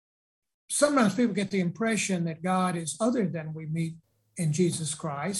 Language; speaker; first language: English; native; English